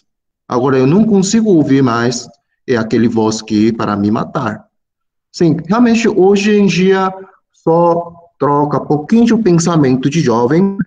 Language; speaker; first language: Portuguese; non-native, fluent; Korean